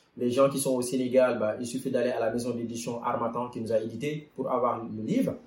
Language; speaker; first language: French; non-native, local second language; Wolof